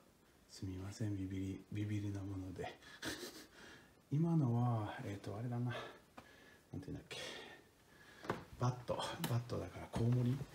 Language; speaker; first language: Japanese; non-native, fluent; French